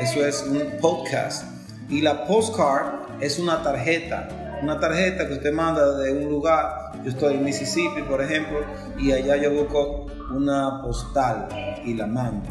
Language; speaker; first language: Spanish; native; Spanish